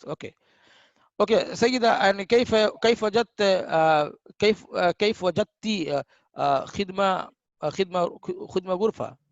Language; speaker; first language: Arabic; non-native, fluent; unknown